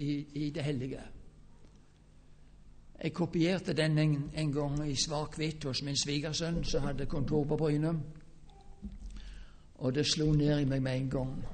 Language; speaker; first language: Norwegian; native; Norwegian